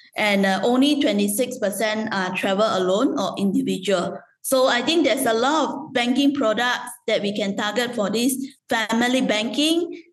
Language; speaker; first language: English; non-native, local second language; Chinese